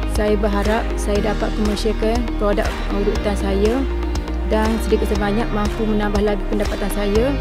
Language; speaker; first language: Malay; native; Malay